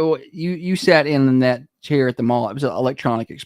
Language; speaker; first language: English; native; English